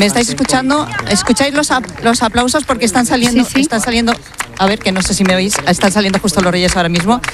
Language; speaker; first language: Spanish; native; Spanish